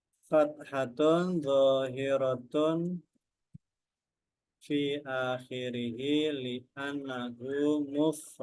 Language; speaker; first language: Arabic; non-native, learner; Indonesian